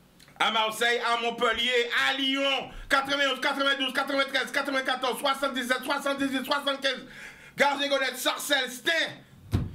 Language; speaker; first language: French; non-native, local second language; Guadeloupean Creole French